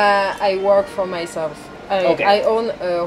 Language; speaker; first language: English; non-native, learner; French